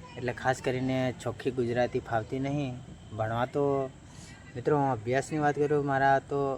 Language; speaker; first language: Gujarati; non-native, local second language; Bhili